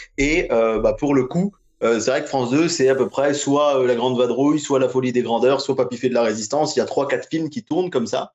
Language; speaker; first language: French; native; French